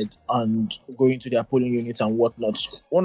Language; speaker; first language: English; non-native, local second language; Yoruba